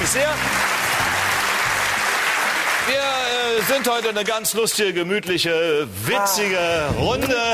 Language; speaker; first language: German; native; German